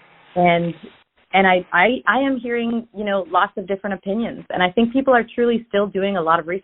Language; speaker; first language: English; native; English